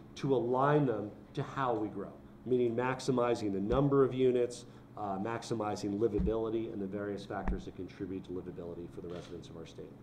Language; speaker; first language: English; native; English